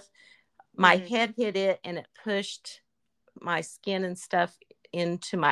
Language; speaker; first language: English; native; English